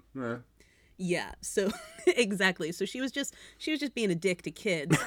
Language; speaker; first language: English; native; English